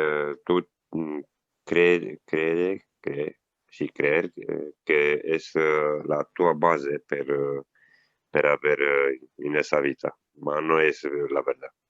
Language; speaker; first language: Spanish; non-native, learner; Italian